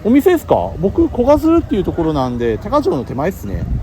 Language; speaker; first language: Japanese; native; Japanese